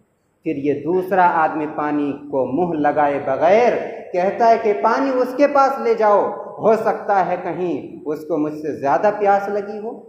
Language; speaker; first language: Urdu; native; Urdu